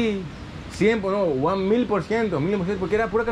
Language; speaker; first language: Spanish; non-native, learner; Greek